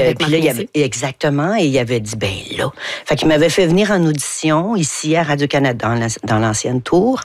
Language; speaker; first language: French; native; French